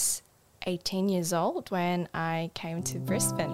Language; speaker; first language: English; non-native, fluent; Indonesian